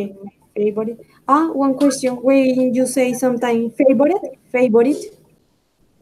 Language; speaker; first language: English; non-native, learner; Spanish